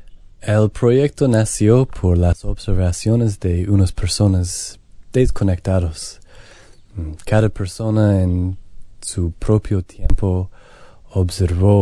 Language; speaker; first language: Spanish; non-native, learner; English